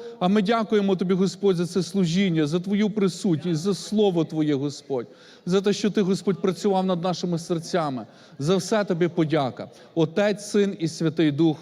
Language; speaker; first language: Ukrainian; native; Ukrainian